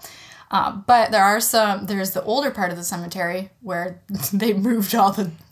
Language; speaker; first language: English; native; English